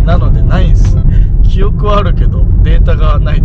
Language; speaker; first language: Japanese; native; Japanese